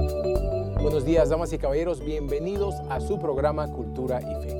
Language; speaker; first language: Spanish; native; Spanish